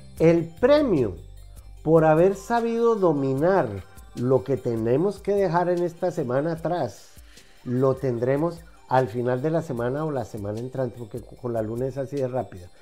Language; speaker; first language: Spanish; native; Spanish